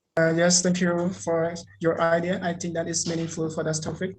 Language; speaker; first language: English; non-native, learner; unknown